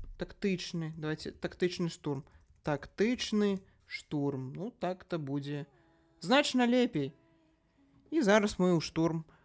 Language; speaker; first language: Belarusian; non-native, local second language; Russian